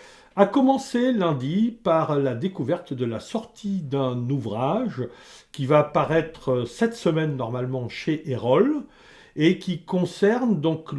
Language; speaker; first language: French; native; French